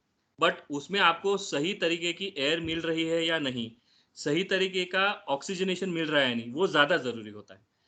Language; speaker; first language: Hindi; non-native, local second language; Marathi